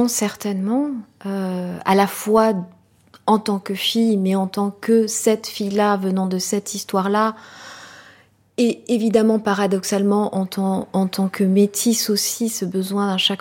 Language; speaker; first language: French; non-native, local second language; Kinyarwanda